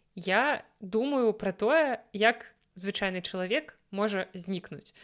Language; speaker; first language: Belarusian; non-native, local second language; Russian